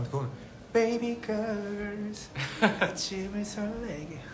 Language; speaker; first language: Korean; native; Korean